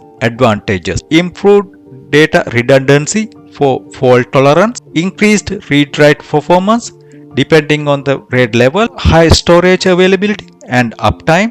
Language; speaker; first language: English; non-native, fluent; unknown